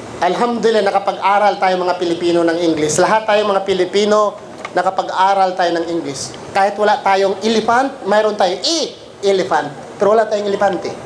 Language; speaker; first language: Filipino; non-native, local second language; Cebuano